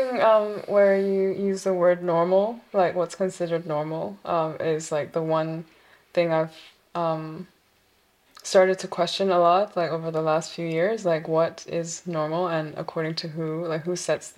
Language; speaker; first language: English; non-native, local second language; Korean